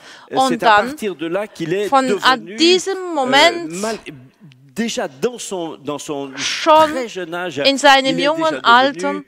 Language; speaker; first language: German; non-native, fluent; French